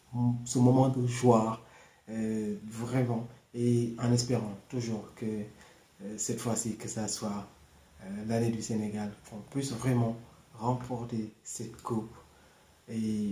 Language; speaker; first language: French; non-native, local second language; Wolof